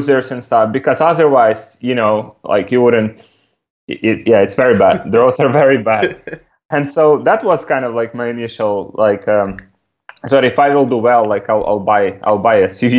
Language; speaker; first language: English; non-native, fluent; Ukrainian